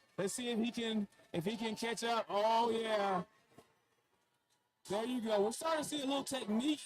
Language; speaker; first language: English; native; English